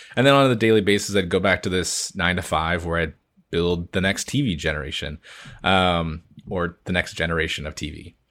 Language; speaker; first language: English; native; English